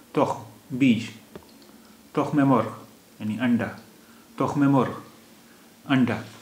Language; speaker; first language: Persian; non-native, fluent; Urdu